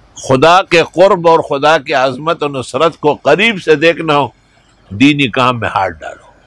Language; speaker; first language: Urdu; non-native, local second language; Pashto